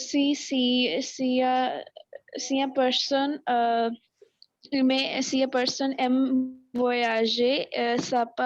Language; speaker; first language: French; non-native, learner; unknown